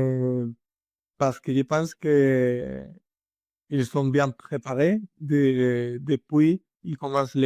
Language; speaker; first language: French; non-native, learner; Spanish